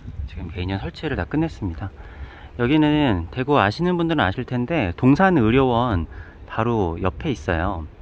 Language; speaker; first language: Korean; native; Korean